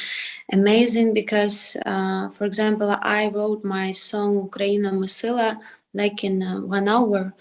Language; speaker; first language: English; non-native, learner; Ukrainian